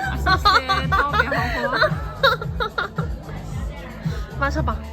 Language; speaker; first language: Chinese; non-native, learner; Korean